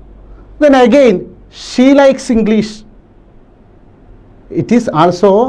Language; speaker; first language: English; non-native, local second language; Malayalam